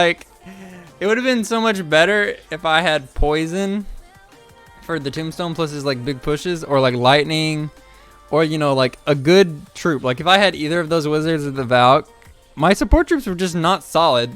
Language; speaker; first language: English; native; English